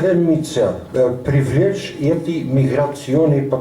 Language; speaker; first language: Russian; non-native, learner; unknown